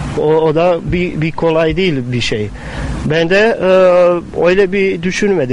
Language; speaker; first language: Turkish; non-native, fluent; Bosnian